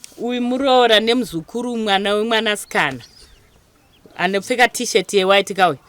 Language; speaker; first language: Shona; native; Shona